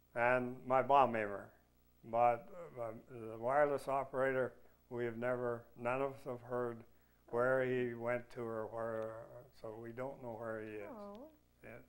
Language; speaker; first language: English; native; English